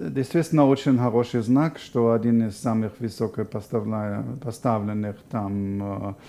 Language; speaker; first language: Russian; non-native, fluent; German